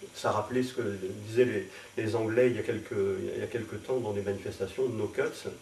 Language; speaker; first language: French; native; French